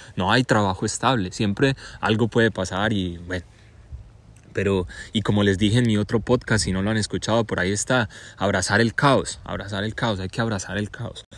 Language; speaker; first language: Spanish; native; Spanish